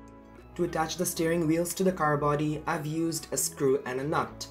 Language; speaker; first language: English; non-native, fluent; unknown